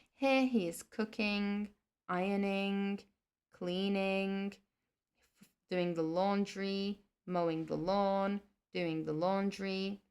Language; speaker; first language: English; non-native, fluent; Turkish